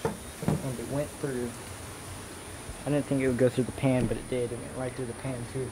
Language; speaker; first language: English; native; English